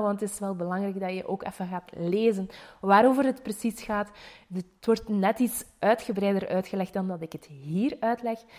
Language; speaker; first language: Dutch; native; Dutch